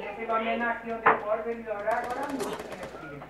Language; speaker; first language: Portuguese; native; Portuguese